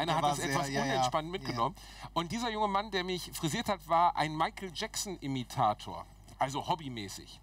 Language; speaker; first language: German; native; German